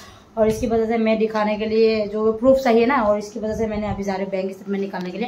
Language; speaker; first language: Hindi; non-native, local second language; Assamese